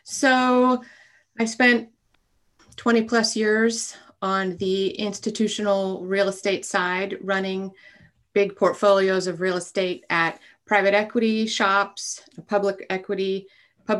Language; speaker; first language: English; native; English